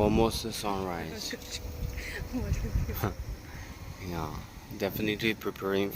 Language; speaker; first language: English; non-native, learner; Chinese